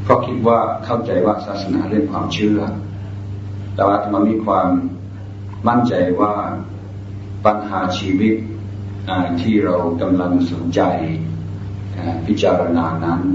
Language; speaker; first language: Thai; non-native, fluent; English